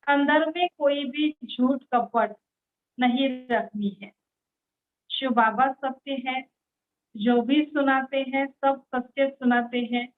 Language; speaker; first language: Hindi; non-native, local second language; Marathi